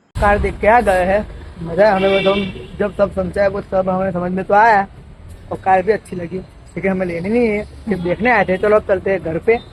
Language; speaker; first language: Hindi; non-native, local second language; Gujarati